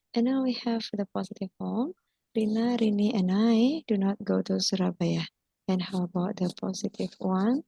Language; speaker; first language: English; non-native, fluent; Indonesian